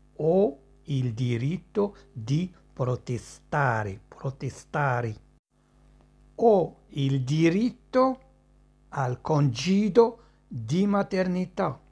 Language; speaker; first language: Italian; non-native, fluent; Arabic